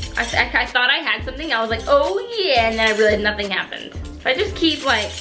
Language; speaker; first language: English; native; English